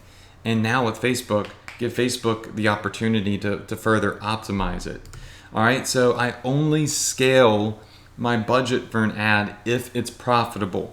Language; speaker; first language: English; native; English